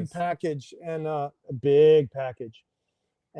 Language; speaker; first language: English; native; English